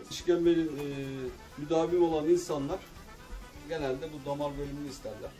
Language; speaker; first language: Turkish; native; Turkish